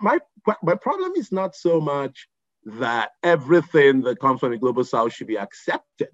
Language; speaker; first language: English; non-native, local second language; Igbo